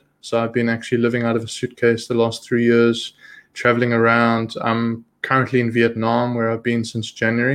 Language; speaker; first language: English; native; English